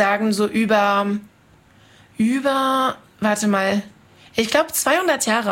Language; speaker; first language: German; non-native, fluent; French